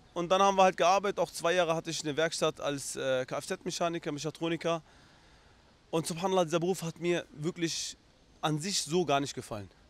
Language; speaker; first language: German; early bilingual, other home language; Arabic